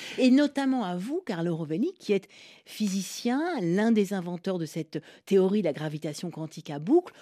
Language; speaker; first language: French; native; French